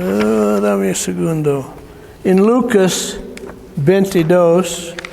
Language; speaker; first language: Spanish; non-native, learner; English